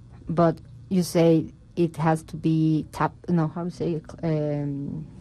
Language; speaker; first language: English; non-native, fluent; Spanish